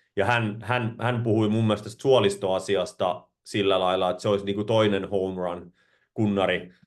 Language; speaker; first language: Finnish; native; Finnish